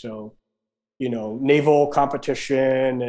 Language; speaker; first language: English; non-native, local second language; Gujarati